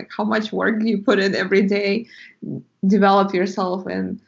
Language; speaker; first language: English; non-native, fluent; Russian